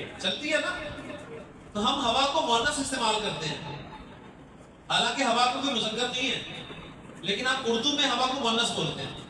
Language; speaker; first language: Urdu; non-native, local second language; Punjabi